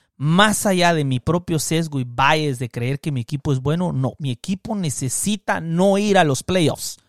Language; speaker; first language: Spanish; native; Spanish